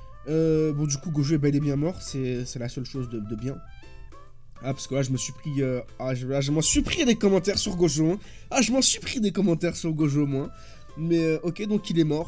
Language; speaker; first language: French; native; French